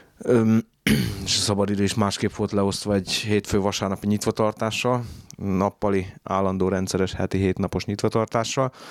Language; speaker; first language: Hungarian; native; Hungarian